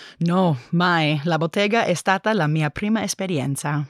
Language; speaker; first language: Italian; non-native, learner; English